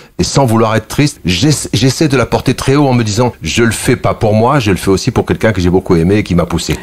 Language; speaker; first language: French; early bilingual, other home language; Kabyle